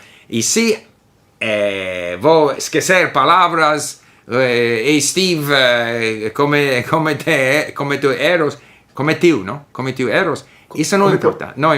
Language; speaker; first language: Portuguese; non-native, learner; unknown